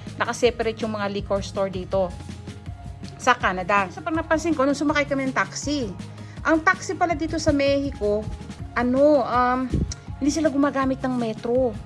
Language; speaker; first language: Filipino; non-native, local second language; Pampanga